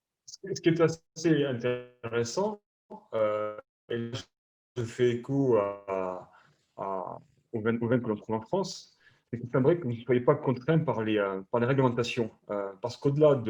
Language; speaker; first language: French; native; French